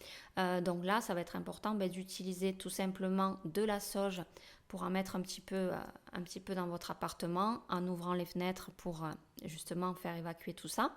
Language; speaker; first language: French; native; French